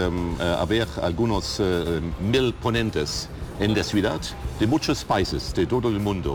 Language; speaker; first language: Spanish; non-native, learner; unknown